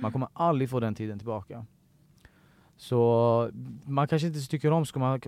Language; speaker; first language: Swedish; early bilingual, other home language; Persian